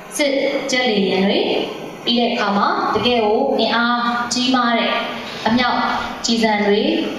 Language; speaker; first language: Burmese; non-native, local second language; Kachin